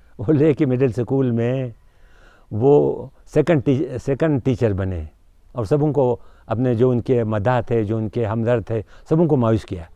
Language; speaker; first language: Urdu; non-native, local second language; Ladakhi